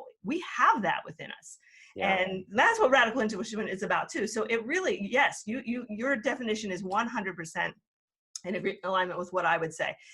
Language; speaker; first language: English; native; English